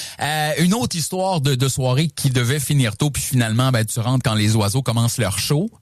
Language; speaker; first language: French; native; French